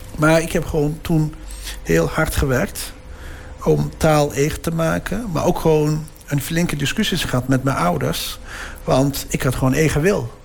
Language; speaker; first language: Dutch; early bilingual, other home language; Turkish